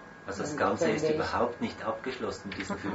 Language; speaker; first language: German; native; German